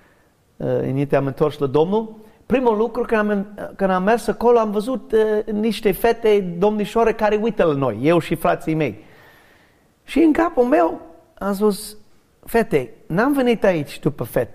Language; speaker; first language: Romanian; non-native, learner; English